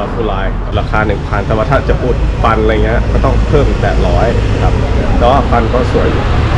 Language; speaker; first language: Thai; native; Thai